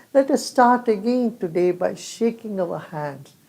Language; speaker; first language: English; non-native, local second language; Hindi